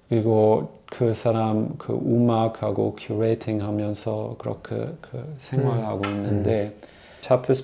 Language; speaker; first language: Korean; non-native, fluent; German